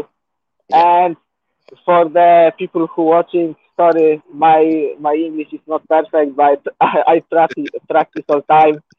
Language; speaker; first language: English; non-native, learner; Polish